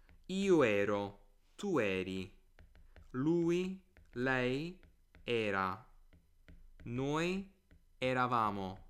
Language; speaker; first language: Italian; non-native, fluent; English